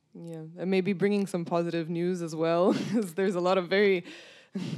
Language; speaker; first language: English; non-native, fluent; Romanian